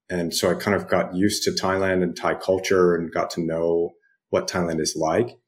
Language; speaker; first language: English; native; English